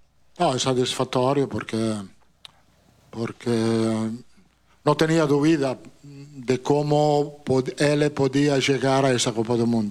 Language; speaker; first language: Portuguese; non-native, fluent; Italian